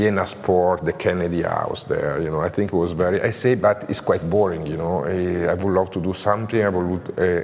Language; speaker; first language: English; non-native, learner; Italian